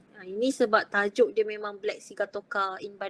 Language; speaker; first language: Malay; native; Malay